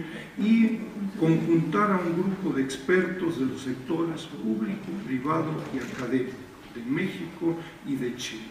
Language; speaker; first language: Spanish; native; Spanish